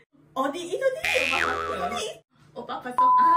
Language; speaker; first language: Korean; non-native, learner; Thai